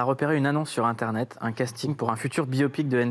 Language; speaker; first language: French; native; French